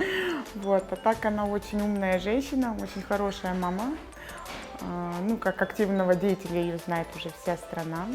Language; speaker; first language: Russian; native; Russian